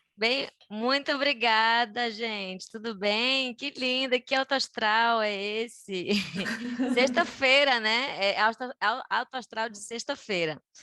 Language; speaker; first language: Portuguese; native; Portuguese